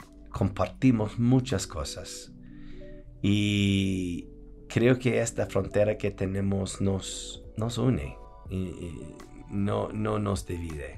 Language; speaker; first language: Spanish; non-native, fluent; English